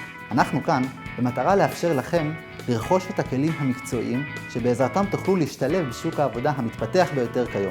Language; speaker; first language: Hebrew; native; Hebrew